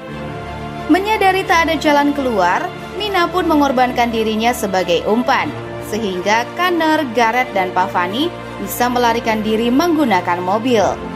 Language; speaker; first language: Indonesian; native; Indonesian